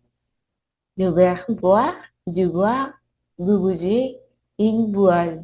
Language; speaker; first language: French; non-native, learner; Spanish